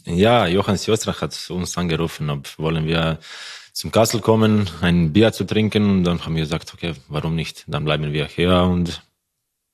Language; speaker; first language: German; non-native, learner; Croatian